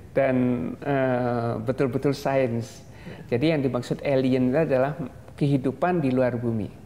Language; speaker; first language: Indonesian; native; Indonesian